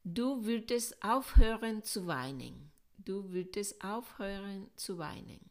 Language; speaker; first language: German; non-native, fluent; Spanish